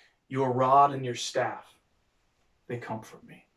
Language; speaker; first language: English; native; English